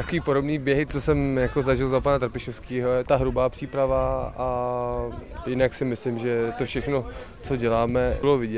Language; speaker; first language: Czech; native; Czech